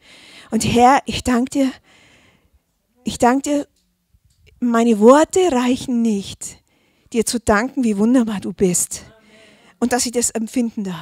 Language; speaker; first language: German; native; German